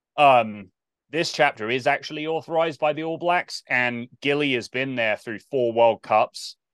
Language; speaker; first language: English; native; English